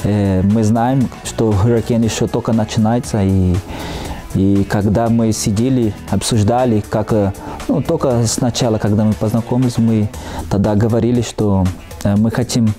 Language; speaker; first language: Russian; non-native, fluent; Portuguese